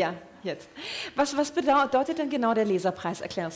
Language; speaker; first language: German; native; German